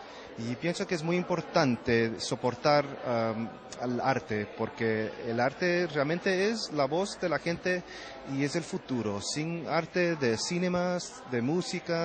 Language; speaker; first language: Spanish; early bilingual, heritage; Spanish